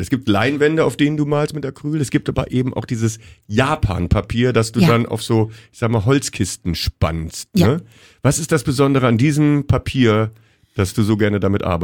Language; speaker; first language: German; native; German